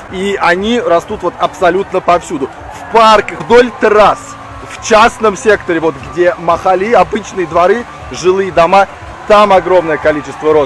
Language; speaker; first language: Russian; native; Russian